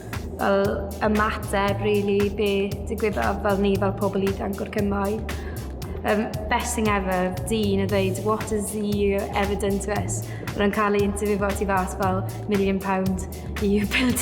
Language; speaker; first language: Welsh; non-native, local second language; English